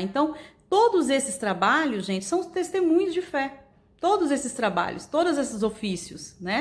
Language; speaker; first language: Portuguese; native; Portuguese